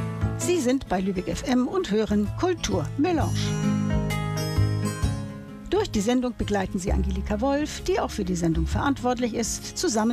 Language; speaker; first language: German; native; German